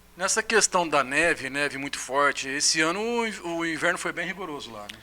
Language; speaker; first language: Portuguese; native; Portuguese